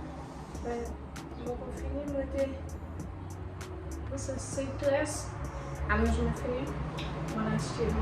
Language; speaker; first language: French; non-native, learner; Haitian Creole